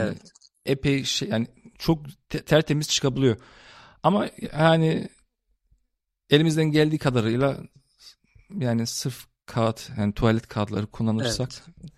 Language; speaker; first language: Turkish; early bilingual, heritage; Turkish